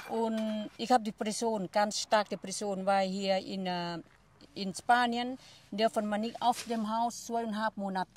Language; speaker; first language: German; non-native, fluent; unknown